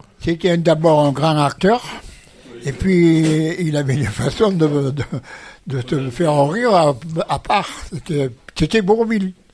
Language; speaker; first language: French; native; French